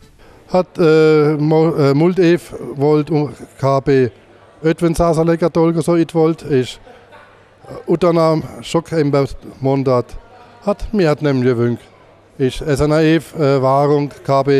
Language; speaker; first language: Hungarian; non-native, learner; German